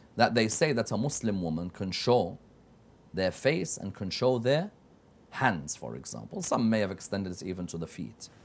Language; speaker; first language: English; native; English